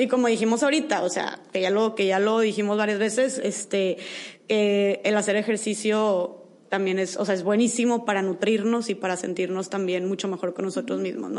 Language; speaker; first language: Spanish; native; Spanish